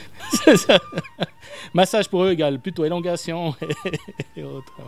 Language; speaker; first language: French; native; French